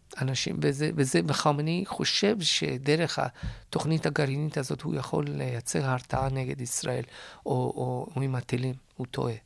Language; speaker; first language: Hebrew; non-native, fluent; Persian